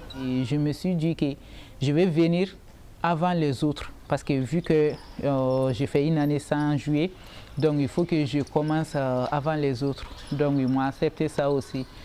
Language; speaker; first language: French; non-native, local second language; Bambara